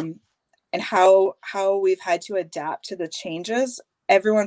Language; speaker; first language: English; native; English